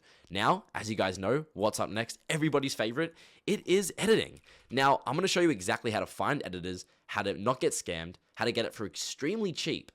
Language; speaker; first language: English; native; English